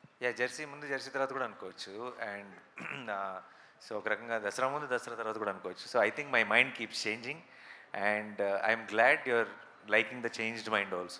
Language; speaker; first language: Telugu; native; Telugu